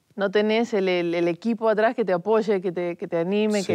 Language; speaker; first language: Spanish; native; Spanish